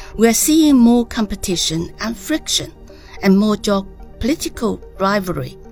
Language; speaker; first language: English; non-native, fluent; Chinese